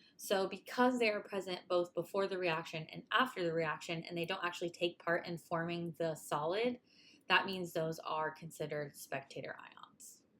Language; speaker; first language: English; native; English